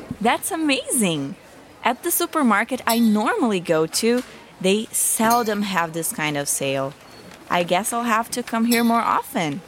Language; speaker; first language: English; non-native, fluent; Portuguese